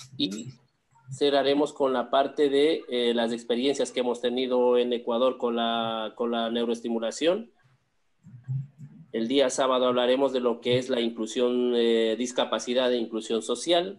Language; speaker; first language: Spanish; native; Spanish